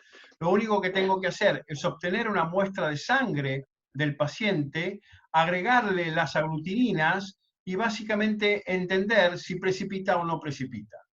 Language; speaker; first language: Spanish; native; Spanish